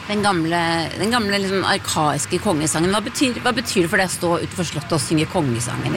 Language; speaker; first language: Norwegian; native; Norwegian